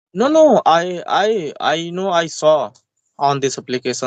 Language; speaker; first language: English; non-native, learner; Hindi